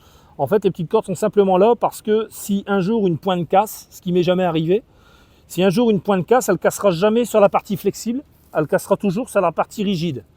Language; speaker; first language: French; native; French